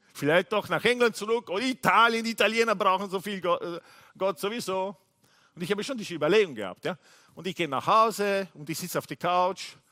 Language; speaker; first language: German; non-native, fluent; English